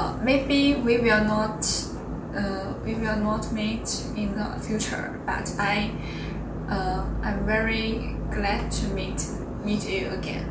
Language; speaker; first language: English; non-native, learner; Chinese